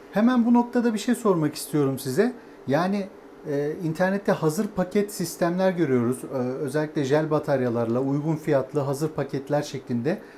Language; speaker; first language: Turkish; native; Turkish